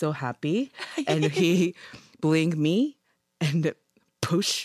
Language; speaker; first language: English; non-native, learner; Japanese